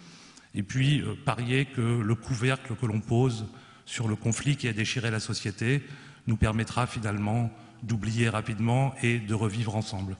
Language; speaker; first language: French; native; French